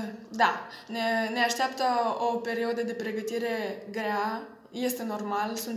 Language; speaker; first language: Romanian; non-native, fluent; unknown